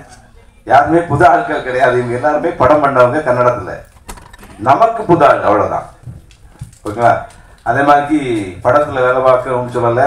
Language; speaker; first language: Tamil; native; Tamil